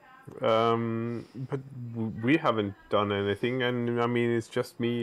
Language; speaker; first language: English; non-native, fluent; Norwegian